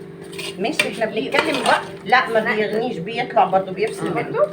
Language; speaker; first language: Arabic; native; Arabic